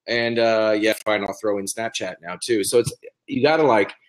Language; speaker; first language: English; native; English